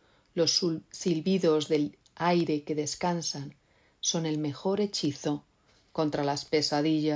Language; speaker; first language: Spanish; native; Spanish